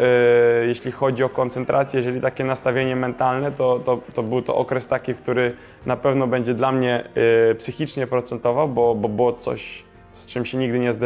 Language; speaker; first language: Polish; native; Polish